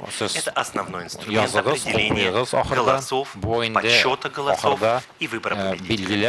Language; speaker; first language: Russian; native; Russian